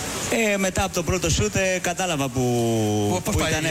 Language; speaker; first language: Greek; non-native, fluent; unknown